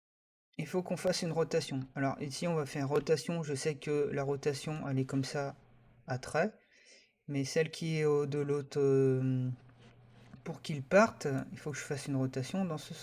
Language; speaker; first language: French; native; French